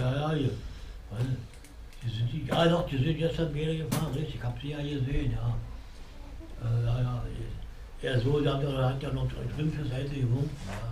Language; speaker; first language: German; native; German